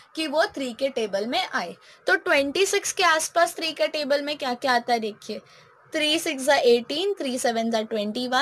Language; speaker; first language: Hindi; non-native, local second language; Marathi